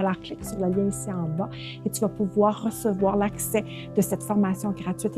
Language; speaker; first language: French; native; French